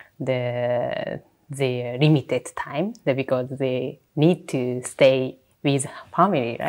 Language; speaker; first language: English; non-native, learner; Japanese